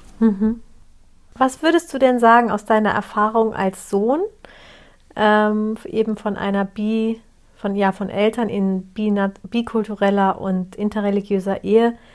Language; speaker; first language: German; early bilingual, other home language; Turkish